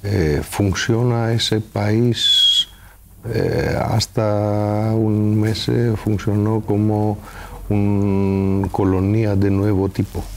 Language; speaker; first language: Spanish; non-native, fluent; Greek